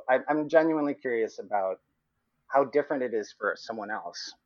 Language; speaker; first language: English; non-native, local second language; Cebuano